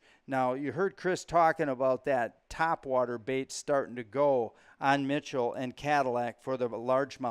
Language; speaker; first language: English; native; English